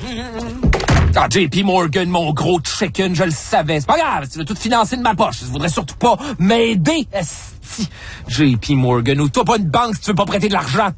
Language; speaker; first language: French; native; French